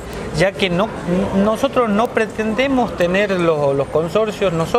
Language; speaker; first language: Spanish; native; Spanish